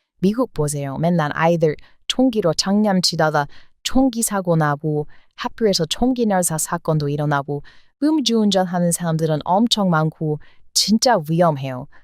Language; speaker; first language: Korean; non-native, fluent; English